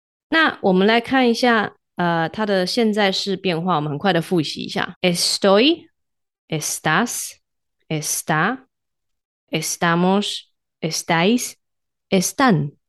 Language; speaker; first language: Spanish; non-native, fluent; Chinese